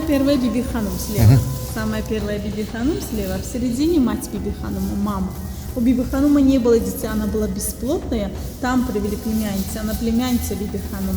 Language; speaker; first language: Russian; non-native, local second language; Uzbek